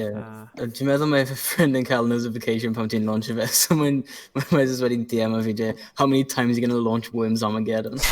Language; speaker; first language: Welsh; non-native, local second language; English